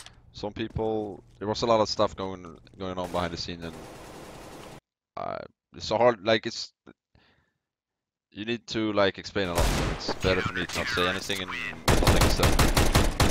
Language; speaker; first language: English; non-native, fluent; Swedish